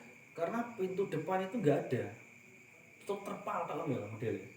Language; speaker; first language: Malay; non-native, local second language; Javanese